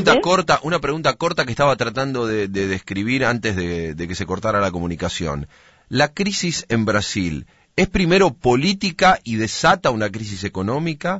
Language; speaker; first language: Spanish; native; Spanish